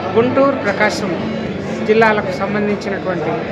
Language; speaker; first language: Telugu; native; Telugu